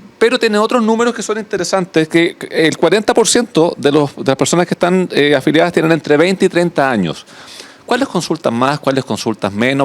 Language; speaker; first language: Spanish; native; Spanish